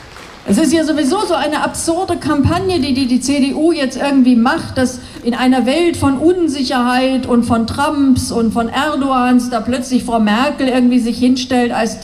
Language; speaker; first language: German; native; German